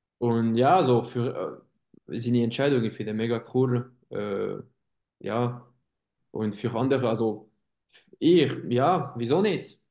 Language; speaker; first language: German; non-native, local second language; French